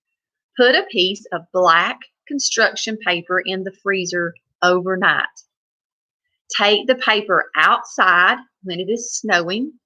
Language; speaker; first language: English; native; English